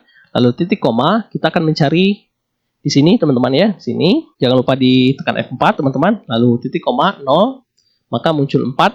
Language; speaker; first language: Indonesian; native; Indonesian